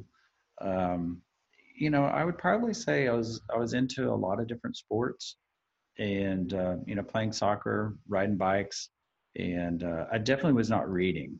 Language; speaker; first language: English; native; English